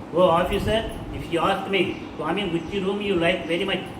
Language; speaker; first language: English; non-native, local second language; Telugu